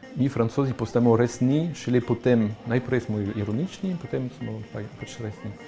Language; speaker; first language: Slovenian; non-native, fluent; French